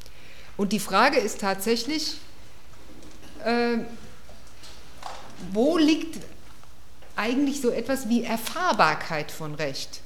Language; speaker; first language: German; native; German